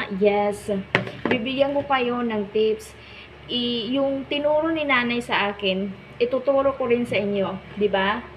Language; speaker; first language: Filipino; non-native, local second language; Waray